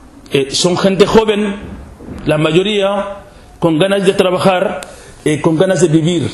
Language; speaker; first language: Spanish; non-native, local second language; Wolof